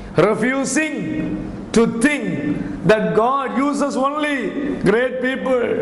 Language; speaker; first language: English; non-native, local second language; Tamil